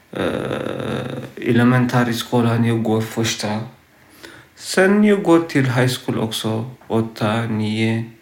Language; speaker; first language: Swedish; non-native, learner; Tigrinya